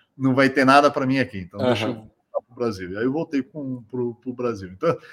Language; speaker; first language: Portuguese; native; Portuguese